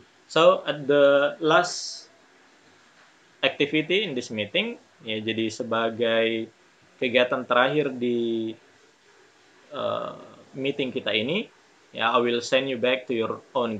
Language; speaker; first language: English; non-native, fluent; Indonesian